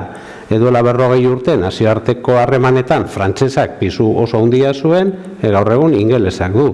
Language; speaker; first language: Basque; native; Basque